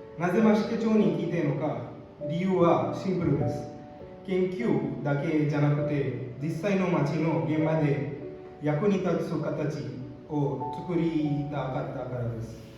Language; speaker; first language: Japanese; non-native, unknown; Hindi